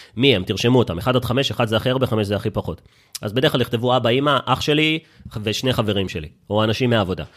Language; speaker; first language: Hebrew; native; Hebrew